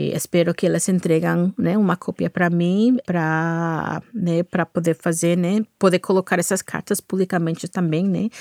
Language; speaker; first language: Portuguese; non-native, fluent; English